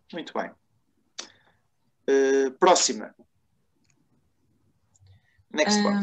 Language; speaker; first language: Portuguese; non-native, fluent; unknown